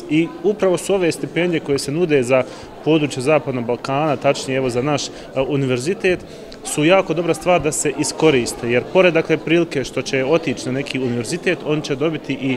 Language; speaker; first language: Bosnian; native; Bosnian